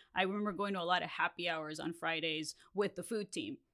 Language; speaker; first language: English; non-native, fluent; Spanish